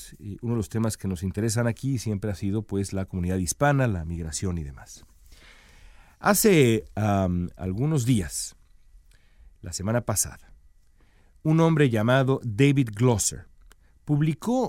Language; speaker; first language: Spanish; native; Spanish